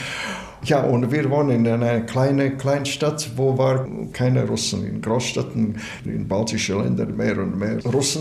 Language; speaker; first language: German; non-native, learner; Latvian